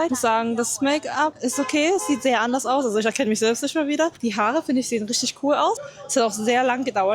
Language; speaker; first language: German; native; German